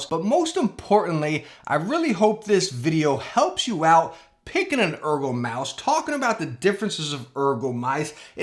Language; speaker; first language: English; native; English